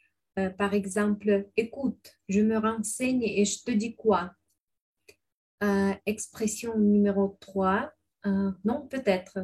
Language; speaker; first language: French; non-native, fluent; Russian